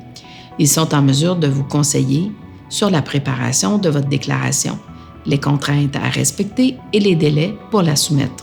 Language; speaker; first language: French; native; French